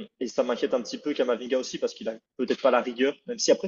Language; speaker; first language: French; native; French